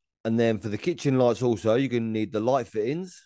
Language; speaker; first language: English; native; English